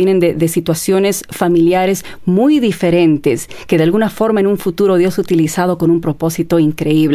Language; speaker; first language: Spanish; native; Spanish